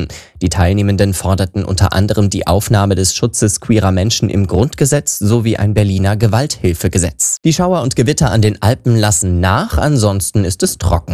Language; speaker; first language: German; native; German